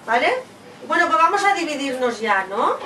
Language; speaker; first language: Spanish; native; Spanish